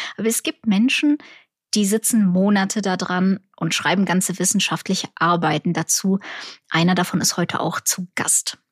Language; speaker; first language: German; early bilingual, other home language; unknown